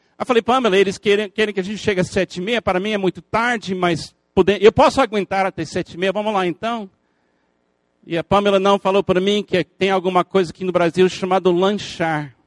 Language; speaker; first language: Portuguese; non-native, fluent; English